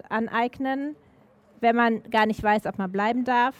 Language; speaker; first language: German; native; German